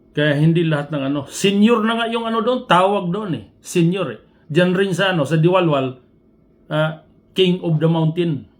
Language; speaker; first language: Filipino; non-native, local second language; Cebuano